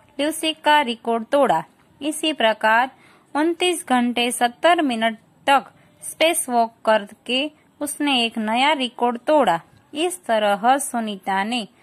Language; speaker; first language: Hindi; non-native, local second language; Gujarati